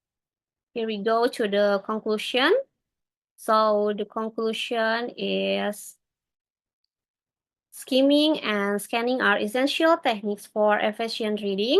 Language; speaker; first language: English; non-native, learner; Indonesian